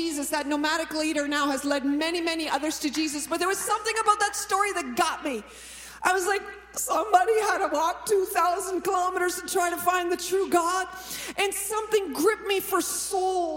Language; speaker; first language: English; native; English